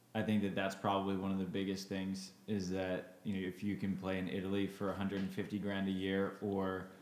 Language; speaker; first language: English; native; English